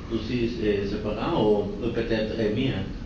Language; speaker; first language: French; non-native, learner; Spanish